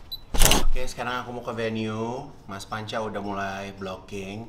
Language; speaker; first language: Indonesian; native; Indonesian